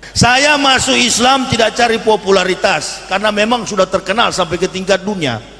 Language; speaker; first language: Indonesian; native; Indonesian